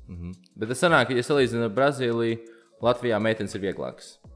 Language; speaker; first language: Latvian; native; Latvian